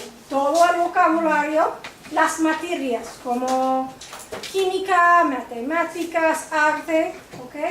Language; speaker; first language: Spanish; non-native, fluent; English